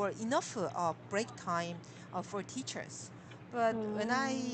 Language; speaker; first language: English; non-native, learner; Korean